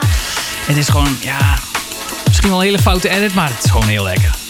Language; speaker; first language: Dutch; native; Dutch